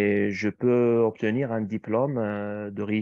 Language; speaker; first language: French; non-native, fluent; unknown